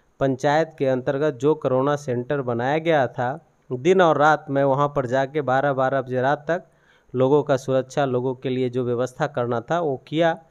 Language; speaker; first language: Hindi; native; Hindi